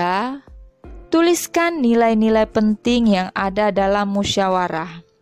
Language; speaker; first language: Indonesian; native; Indonesian